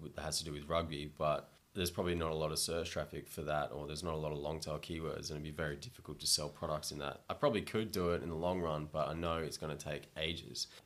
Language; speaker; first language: English; native; English